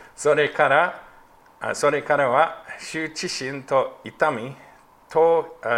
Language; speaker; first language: Japanese; non-native, fluent; English